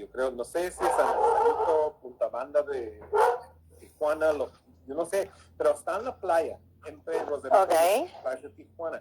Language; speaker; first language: Spanish; early bilingual, heritage; English